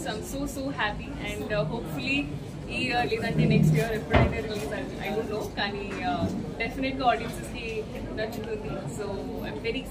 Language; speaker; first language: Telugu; non-native, learner; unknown